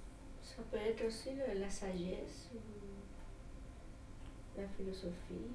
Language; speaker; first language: French; non-native, learner; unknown